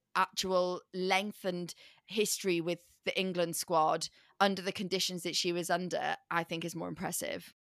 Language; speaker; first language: English; native; English